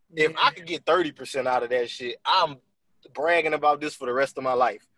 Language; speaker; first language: English; native; English